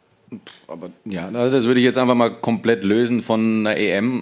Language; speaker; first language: German; native; German